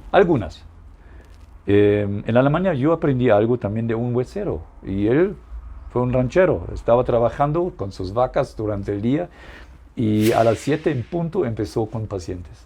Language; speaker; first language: Spanish; non-native, fluent; German